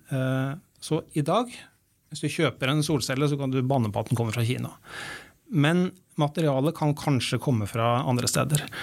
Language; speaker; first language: Norwegian; native; Norwegian